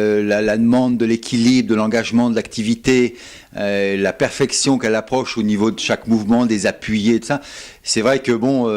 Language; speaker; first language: French; native; French